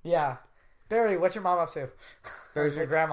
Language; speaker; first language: English; native; English